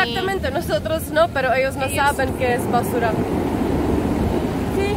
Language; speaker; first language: Spanish; non-native, learner; Czech